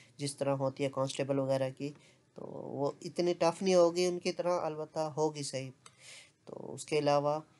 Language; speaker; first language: Urdu; non-native, local second language; Punjabi